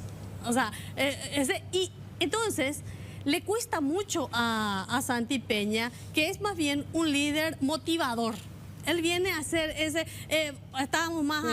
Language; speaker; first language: Spanish; native; Spanish